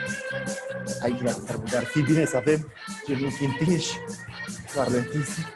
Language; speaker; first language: Romanian; native; Romanian